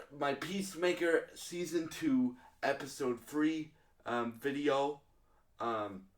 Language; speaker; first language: English; native; English